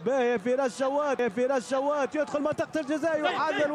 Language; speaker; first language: Arabic; native; Arabic